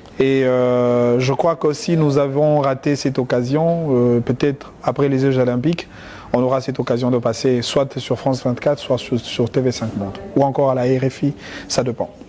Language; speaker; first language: French; non-native, local second language; Lingala